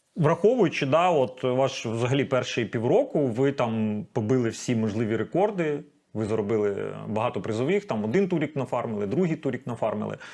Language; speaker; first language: Ukrainian; native; Ukrainian